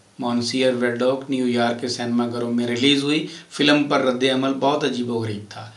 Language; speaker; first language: Urdu; non-native, local second language; Punjabi